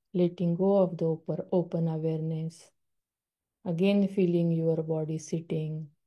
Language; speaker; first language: English; non-native, local second language; Marathi